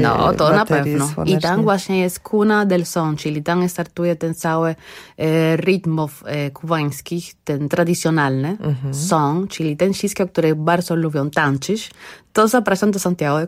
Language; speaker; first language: Polish; non-native, learner; Spanish